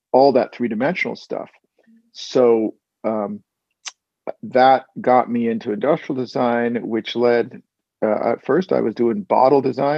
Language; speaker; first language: English; native; English